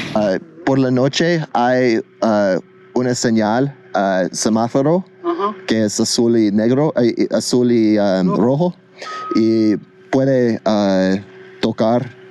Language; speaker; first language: Spanish; non-native, learner; English